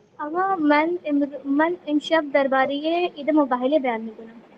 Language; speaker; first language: Persian; non-native, learner; Urdu